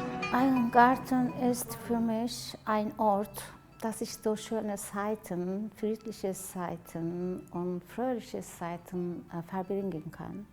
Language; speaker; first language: German; non-native, learner; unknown